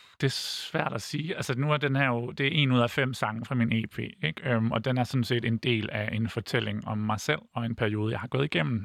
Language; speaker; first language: Danish; native; Danish